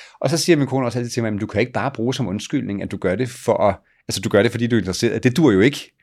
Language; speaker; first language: Danish; native; Danish